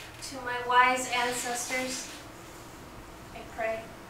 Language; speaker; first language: English; early bilingual, other home language; Spanish